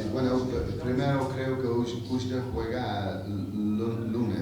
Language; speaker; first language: Spanish; non-native, fluent; English